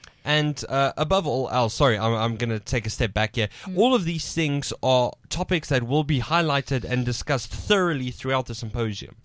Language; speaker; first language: English; non-native, local second language; Afrikaans